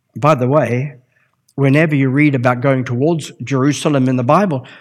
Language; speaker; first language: English; native; English